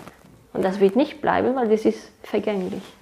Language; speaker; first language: German; non-native, fluent; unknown